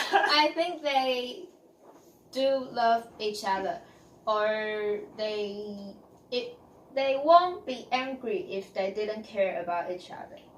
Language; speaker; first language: English; non-native, learner; Chinese